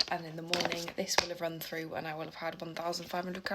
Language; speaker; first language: English; native; English